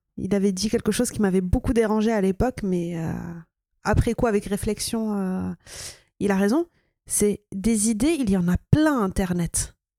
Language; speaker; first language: French; non-native, fluent; Arabic